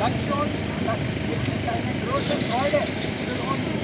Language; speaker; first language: German; non-native, fluent; Hindi